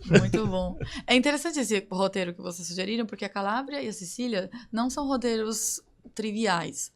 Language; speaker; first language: Portuguese; native; Portuguese